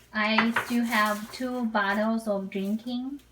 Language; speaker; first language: English; non-native, learner; Chinese